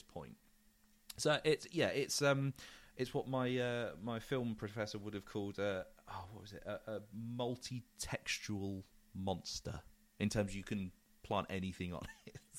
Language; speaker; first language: English; native; English